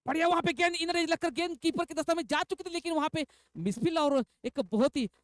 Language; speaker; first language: Hindi; non-native, local second language; Marathi